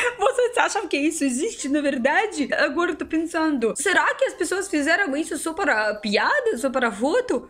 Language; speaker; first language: Portuguese; non-native, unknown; Russian